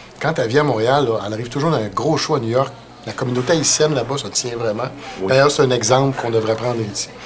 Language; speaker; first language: French; native; French